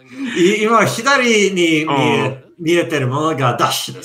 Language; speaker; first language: Japanese; non-native, learner; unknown